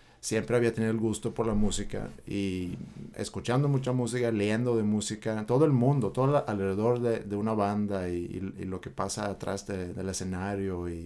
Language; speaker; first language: Spanish; non-native, fluent; Swedish